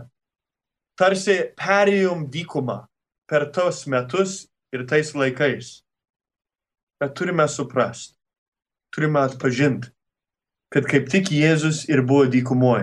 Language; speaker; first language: Lithuanian; early bilingual, heritage; Lithuanian